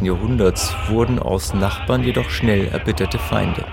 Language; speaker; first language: German; native; German